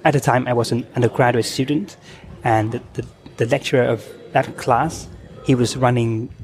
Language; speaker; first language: English; non-native, fluent; Thai